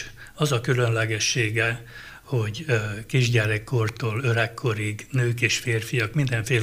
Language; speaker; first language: Hungarian; native; Hungarian